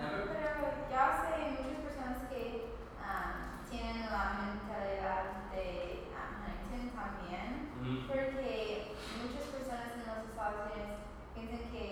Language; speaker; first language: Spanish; non-native, learner; English